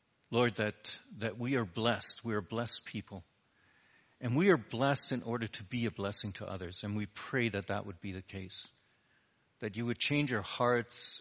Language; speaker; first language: English; native; English